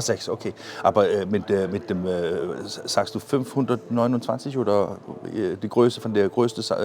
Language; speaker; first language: German; non-native, fluent; Danish